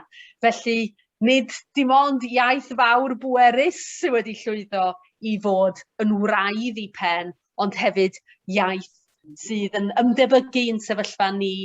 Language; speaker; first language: Welsh; native; Welsh